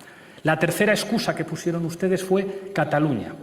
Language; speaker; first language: Spanish; native; Spanish